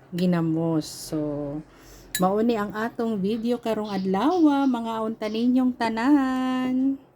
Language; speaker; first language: Cebuano; non-native, local second language; Filipino